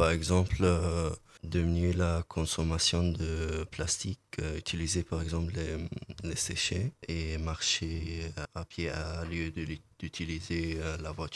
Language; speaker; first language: French; non-native, learner; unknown